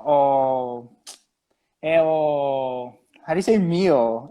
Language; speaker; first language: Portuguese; non-native, fluent; English